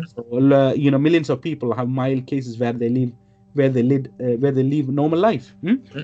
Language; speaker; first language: English; non-native, local second language; Malayalam